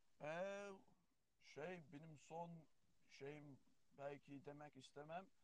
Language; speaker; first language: Turkish; early bilingual, heritage; Turkish